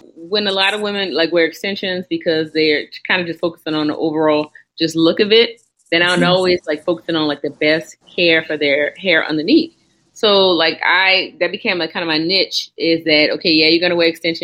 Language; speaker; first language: English; native; English